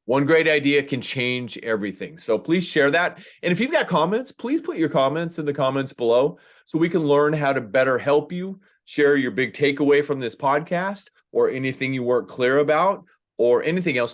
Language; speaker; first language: English; native; English